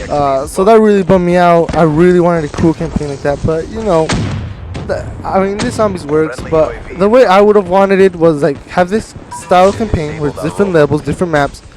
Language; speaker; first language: English; native; English